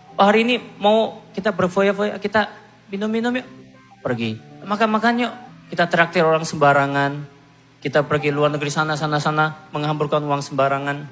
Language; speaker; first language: Indonesian; non-native, fluent; Korean